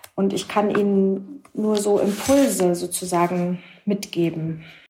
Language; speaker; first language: German; native; German